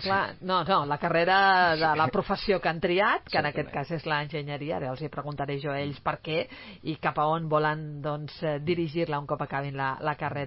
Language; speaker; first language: Catalan; native; Catalan